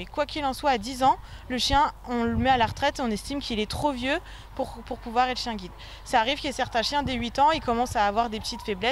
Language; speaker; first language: French; native; French